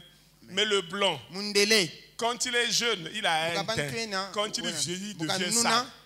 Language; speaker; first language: French; native; French